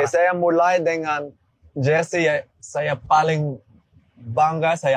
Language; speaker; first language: Indonesian; non-native, learner; Dutch